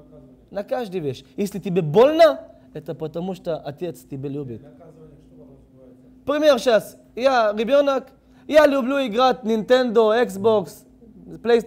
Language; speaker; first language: Russian; non-native, learner; Hebrew